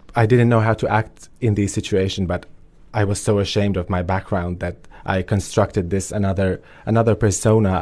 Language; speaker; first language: English; early bilingual, other home language; Albanian